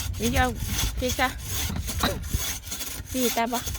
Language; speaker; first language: Swedish; non-native, fluent; Thai